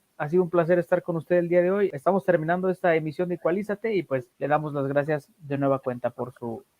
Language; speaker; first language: Spanish; native; Spanish